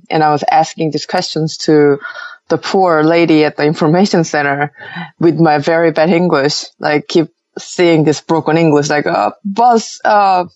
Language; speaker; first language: English; non-native, fluent; Korean